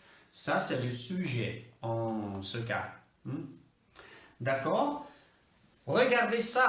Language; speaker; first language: French; non-native, fluent; Italian